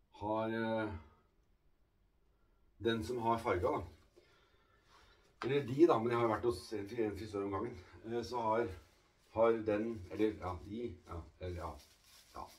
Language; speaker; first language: Norwegian; native; Norwegian